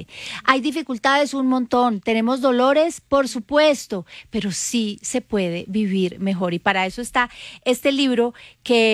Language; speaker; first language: Spanish; native; Spanish